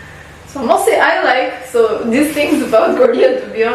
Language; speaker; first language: English; non-native, fluent; Albanian